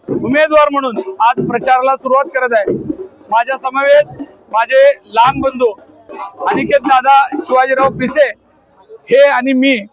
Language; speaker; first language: Marathi; native; Marathi